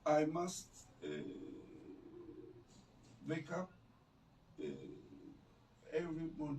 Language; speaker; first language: English; non-native, learner; Turkish